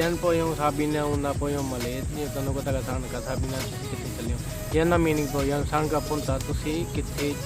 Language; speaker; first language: Filipino; non-native, learner; Punjabi